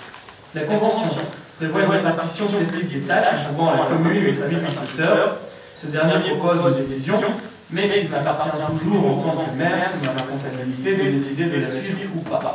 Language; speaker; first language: French; native; French